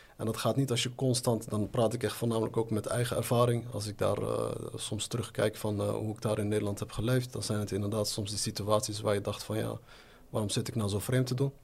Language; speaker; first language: Dutch; native; Dutch